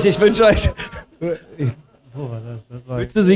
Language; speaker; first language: German; native; German